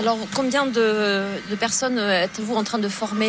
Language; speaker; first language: French; native; French